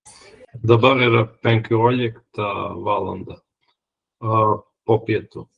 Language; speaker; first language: Lithuanian; non-native, learner; Latvian